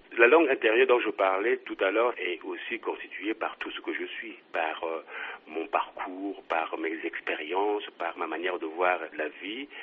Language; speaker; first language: French; non-native, local second language; Kongo